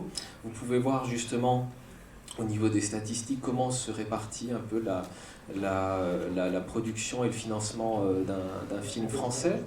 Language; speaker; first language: French; native; French